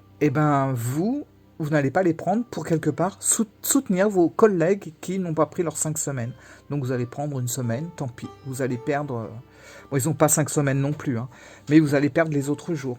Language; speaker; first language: French; native; French